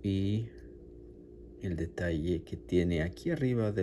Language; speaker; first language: Spanish; native; Spanish